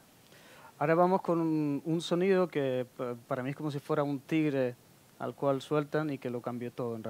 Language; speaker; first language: Spanish; native; Spanish